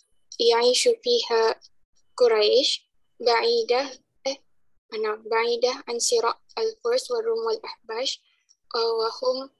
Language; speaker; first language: Arabic; non-native, learner; Malay